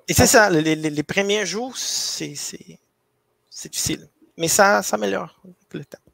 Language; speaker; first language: French; non-native, fluent; Portuguese